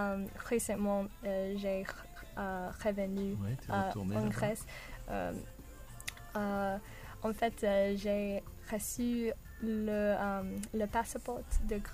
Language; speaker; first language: French; non-native, learner; English